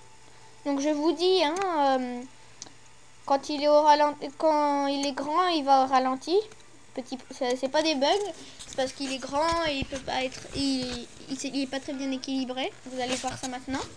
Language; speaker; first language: French; native; French